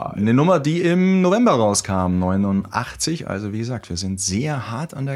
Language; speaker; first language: German; native; German